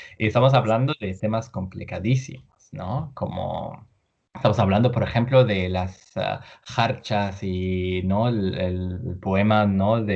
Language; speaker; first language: Spanish; non-native, fluent; Arabic